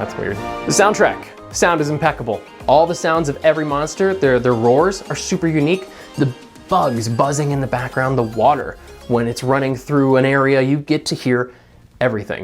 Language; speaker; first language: English; native; English